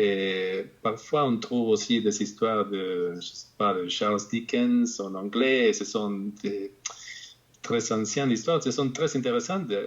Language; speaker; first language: French; non-native, fluent; Spanish